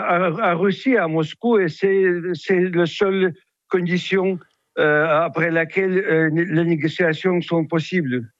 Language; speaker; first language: French; non-native, fluent; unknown